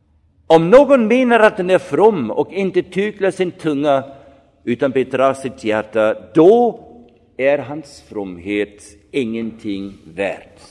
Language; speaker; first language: Swedish; non-native, fluent; German